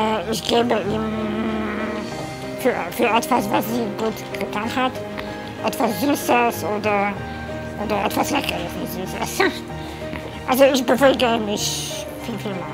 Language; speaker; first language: German; non-native, fluent; Polish